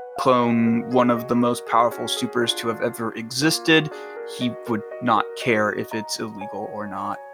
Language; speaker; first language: English; native; English